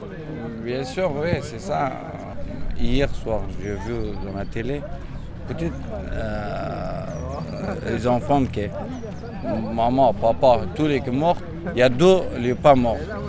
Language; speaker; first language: French; non-native, learner; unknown